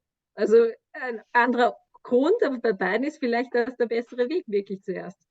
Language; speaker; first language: German; native; German